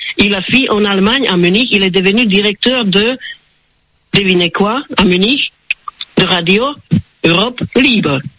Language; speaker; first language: French; non-native, fluent; Slovak